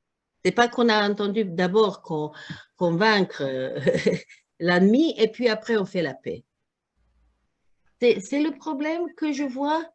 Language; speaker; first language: French; non-native, learner; Croatian